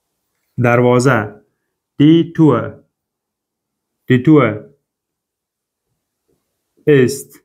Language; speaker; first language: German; non-native, fluent; Persian